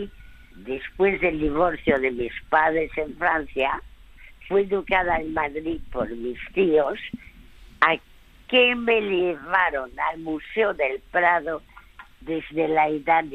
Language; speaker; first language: Spanish; early bilingual, other home language; French